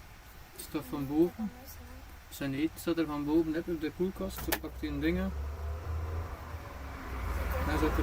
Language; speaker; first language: Dutch; native; Dutch